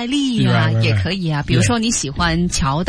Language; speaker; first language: Chinese; native; Chinese